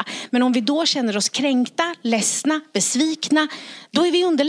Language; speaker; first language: Swedish; native; Swedish